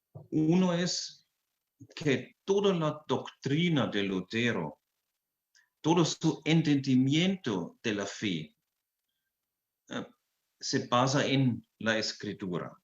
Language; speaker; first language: Spanish; non-native, fluent; German